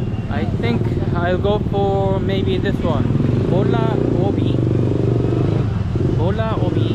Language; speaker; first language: English; non-native, fluent; Korean